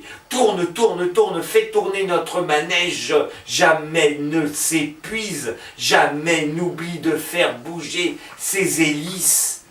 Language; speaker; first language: French; native; French